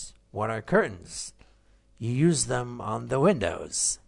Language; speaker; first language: English; non-native, fluent; Persian